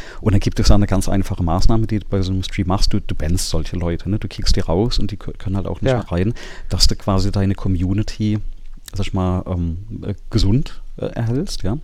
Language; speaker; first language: German; native; German